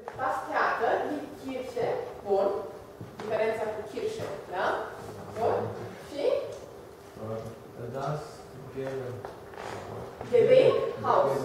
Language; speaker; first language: German; non-native, fluent; Romanian